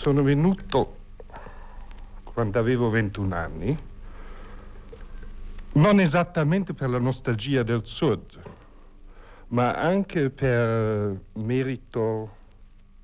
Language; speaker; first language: Italian; non-native, fluent; German